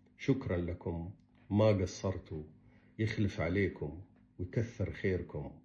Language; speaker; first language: Arabic; native; Arabic